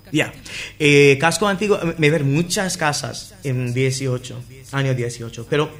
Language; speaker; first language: Spanish; non-native, learner; English